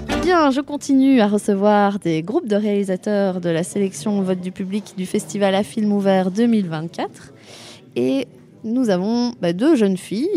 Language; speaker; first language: French; native; French